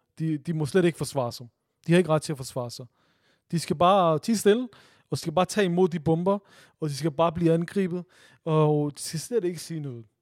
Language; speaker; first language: Danish; early bilingual, other home language; Urdu